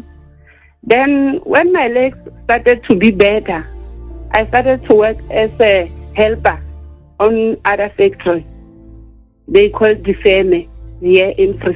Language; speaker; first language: English; non-native, local second language; Southern Sotho